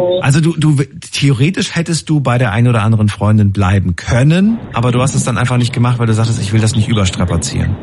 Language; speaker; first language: German; native; German